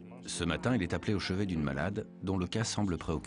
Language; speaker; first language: French; native; French